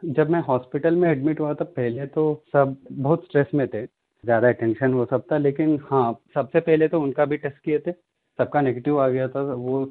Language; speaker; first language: Hindi; non-native, local second language; Telugu